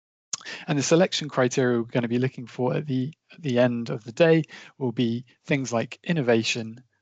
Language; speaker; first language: English; native; English